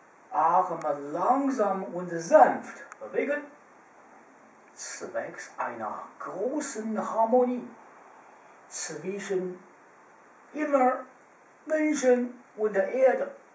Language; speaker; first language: German; non-native, fluent; Chinese